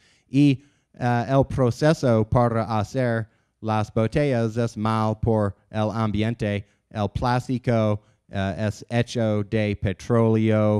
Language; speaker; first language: Spanish; non-native, learner; English